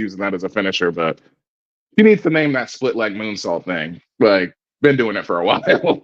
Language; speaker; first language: English; native; English